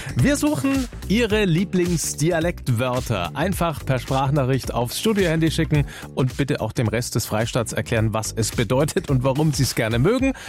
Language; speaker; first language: German; native; German